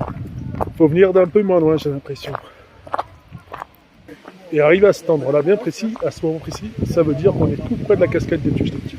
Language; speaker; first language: French; native; French